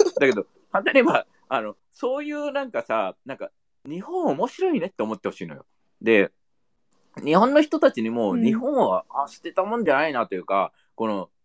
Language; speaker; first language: Japanese; non-native, fluent; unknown